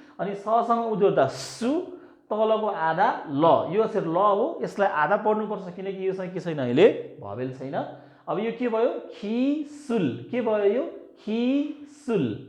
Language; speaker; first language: Nepali; native; Nepali